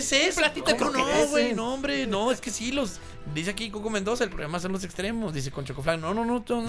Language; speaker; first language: Spanish; native; Spanish